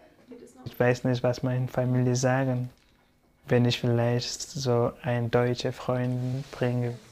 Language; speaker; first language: German; non-native, learner; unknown